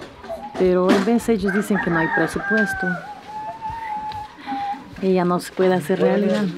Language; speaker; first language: Spanish; native; Spanish